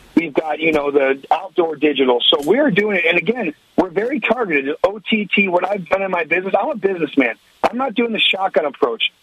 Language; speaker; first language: English; native; English